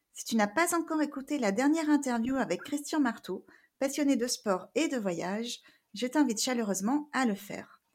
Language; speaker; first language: French; native; French